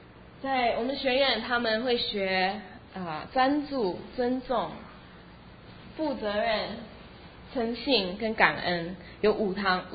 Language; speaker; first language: Chinese; early bilingual, heritage; Chinese